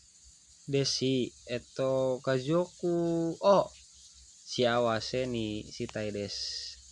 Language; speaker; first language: Japanese; non-native, learner; Indonesian